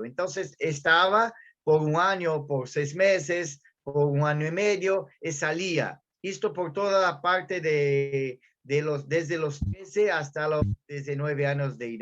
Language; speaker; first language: Spanish; non-native, learner; Portuguese